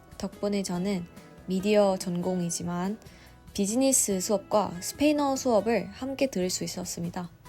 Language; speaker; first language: Korean; non-native, fluent; Vietnamese